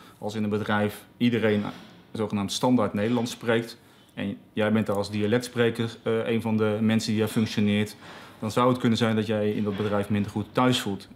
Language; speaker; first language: Dutch; native; Dutch